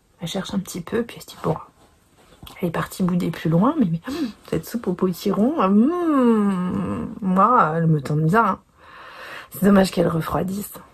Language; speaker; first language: French; native; French